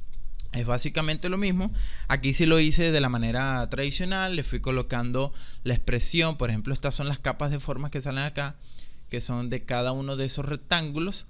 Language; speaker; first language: Spanish; native; Spanish